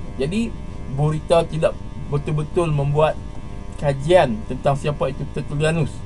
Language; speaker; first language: Malay; native; Malay